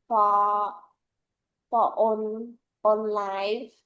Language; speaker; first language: English; non-native, learner; Vietnamese